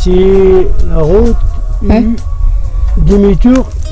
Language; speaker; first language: French; non-native, learner; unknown